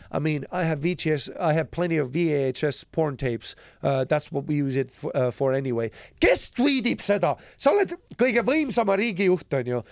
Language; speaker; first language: Estonian; native; Estonian